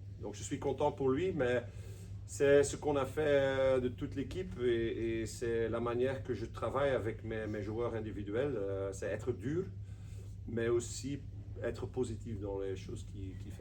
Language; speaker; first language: French; non-native, local second language; Dutch